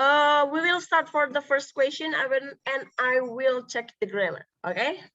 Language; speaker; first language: English; non-native, local second language; Indonesian